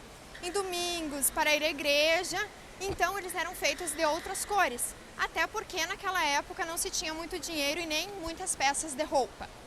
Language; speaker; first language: Portuguese; native; Portuguese